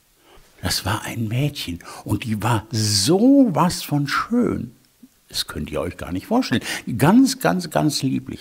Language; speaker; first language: German; native; German